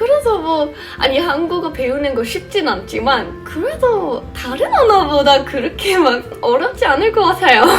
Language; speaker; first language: Korean; non-native, fluent; English